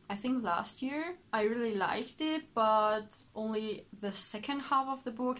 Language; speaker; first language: English; non-native, fluent; Persian